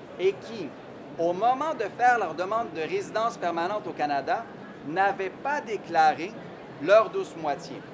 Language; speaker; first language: French; native; French